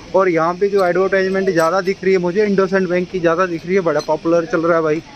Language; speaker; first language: Hindi; non-native, local second language; Punjabi